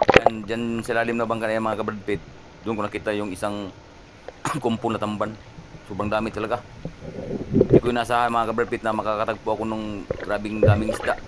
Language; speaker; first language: Filipino; non-native, local second language; Cebuano